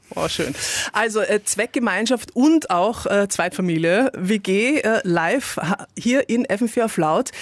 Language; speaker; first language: German; native; German